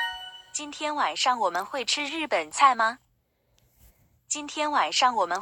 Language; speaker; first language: Chinese; non-native, learner; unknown